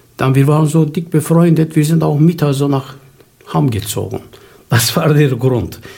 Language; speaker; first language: German; non-native, fluent; Turkish